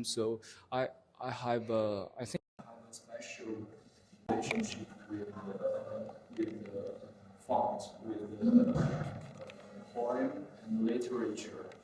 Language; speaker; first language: English; non-native, learner; Chinese